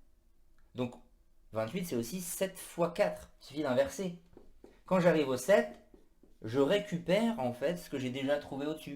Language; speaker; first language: French; native; French